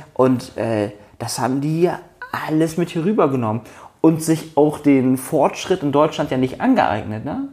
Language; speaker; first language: German; early bilingual, other home language; Turkish